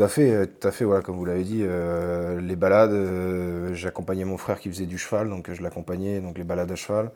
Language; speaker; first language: French; native; French